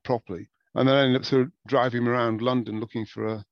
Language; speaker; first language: English; native; English